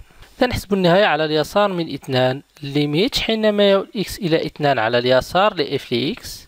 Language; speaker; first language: Arabic; native; Arabic